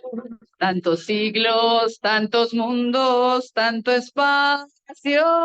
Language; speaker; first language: Spanish; native; Spanish